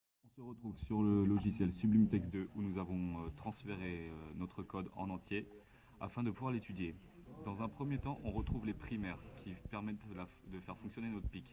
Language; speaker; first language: French; native; French